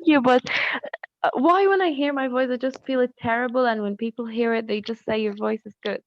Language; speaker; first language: English; non-native, learner; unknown